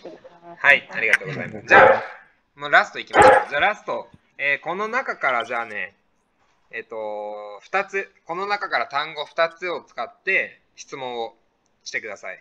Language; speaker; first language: Japanese; native; Japanese